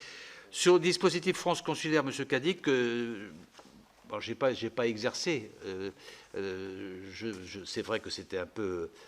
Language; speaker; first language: French; native; French